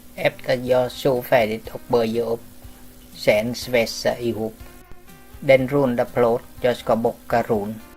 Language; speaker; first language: Swedish; non-native, learner; Vietnamese